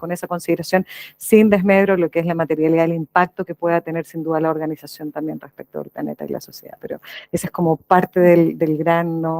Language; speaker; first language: Spanish; native; Spanish